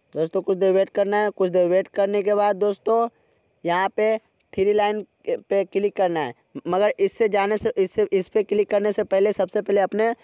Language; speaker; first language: Hindi; native; Hindi